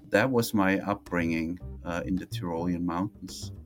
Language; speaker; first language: English; non-native, fluent; German